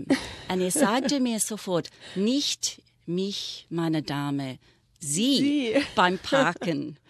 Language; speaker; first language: German; non-native, fluent; English